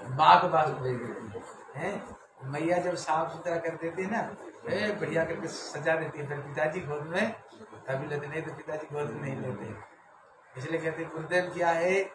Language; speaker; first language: Hindi; non-native, local second language; Bangla